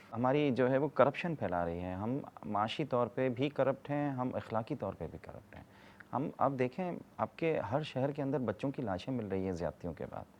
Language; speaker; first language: Urdu; native; Urdu